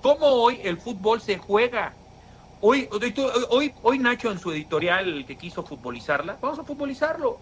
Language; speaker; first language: Spanish; native; Spanish